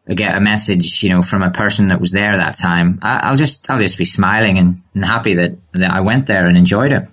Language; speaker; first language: English; native; English